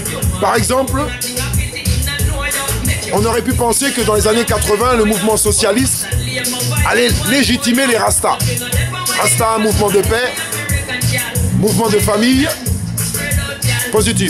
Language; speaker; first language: French; native; French